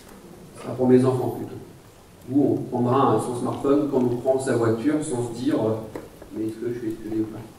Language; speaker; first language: French; native; French